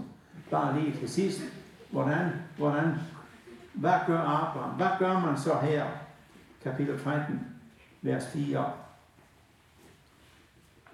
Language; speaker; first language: Danish; native; Danish